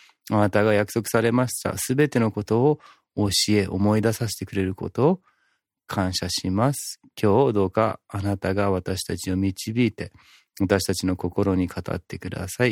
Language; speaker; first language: Japanese; non-native, fluent; English